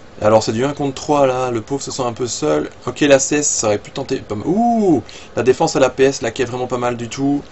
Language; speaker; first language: French; native; French